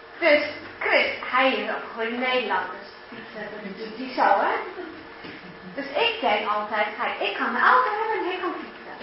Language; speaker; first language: Dutch; early bilingual, heritage; English